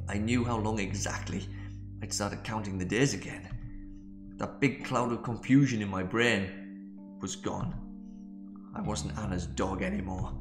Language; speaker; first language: English; native; English